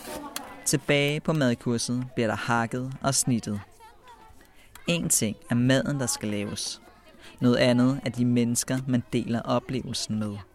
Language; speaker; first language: Danish; native; Danish